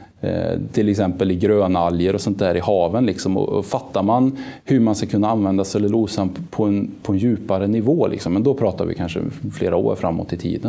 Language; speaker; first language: Swedish; native; Swedish